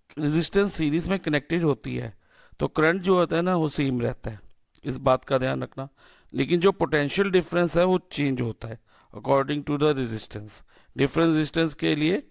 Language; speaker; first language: Hindi; native; Hindi